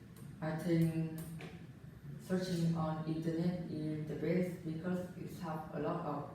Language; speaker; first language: English; non-native, learner; Vietnamese